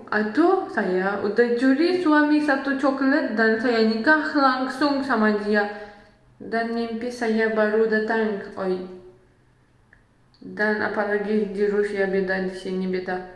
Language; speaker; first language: Indonesian; non-native, learner; Russian